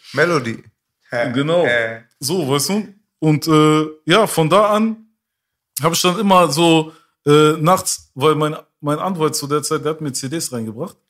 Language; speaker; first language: German; early bilingual, other home language; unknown